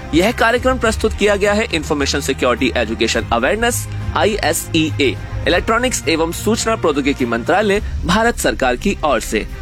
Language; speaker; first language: Hindi; native; Hindi